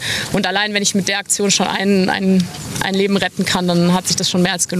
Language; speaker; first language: German; native; German